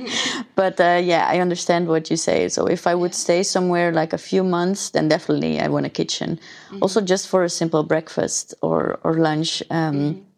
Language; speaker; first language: English; non-native, fluent; Dutch